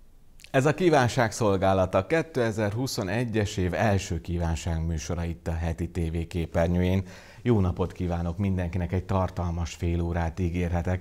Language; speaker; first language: Hungarian; native; Hungarian